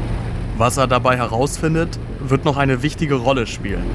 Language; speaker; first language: German; native; German